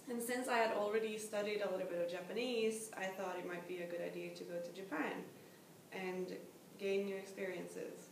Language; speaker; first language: English; non-native, fluent; Norwegian